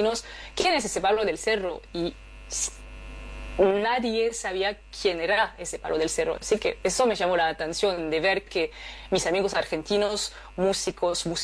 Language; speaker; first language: Spanish; non-native, fluent; French